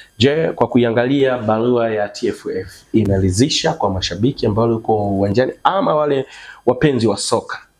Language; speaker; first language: Swahili; native; Swahili